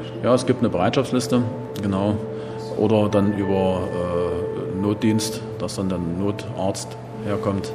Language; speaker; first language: German; native; German